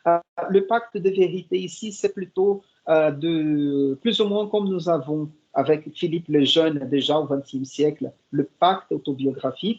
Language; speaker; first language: French; non-native, fluent; Portuguese